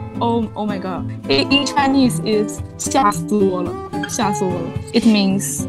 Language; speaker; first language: English; non-native, learner; Chinese